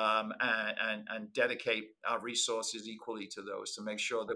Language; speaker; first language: English; native; English